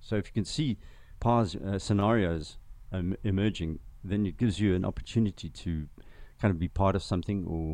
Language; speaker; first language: English; non-native, local second language; Zulu